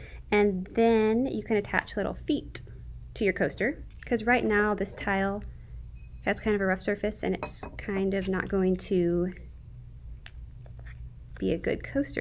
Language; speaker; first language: English; native; English